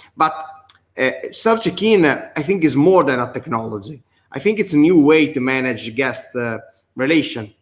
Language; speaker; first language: English; non-native, learner; Italian